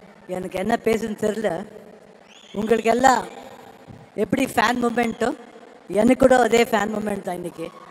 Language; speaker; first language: Tamil; non-native, fluent; Kannada